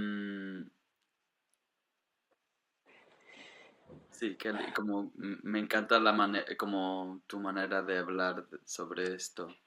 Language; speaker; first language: Spanish; non-native, fluent; English